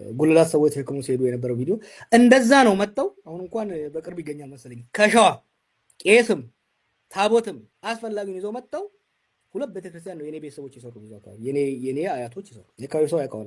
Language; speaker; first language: Amharic; non-native, local second language; Oromo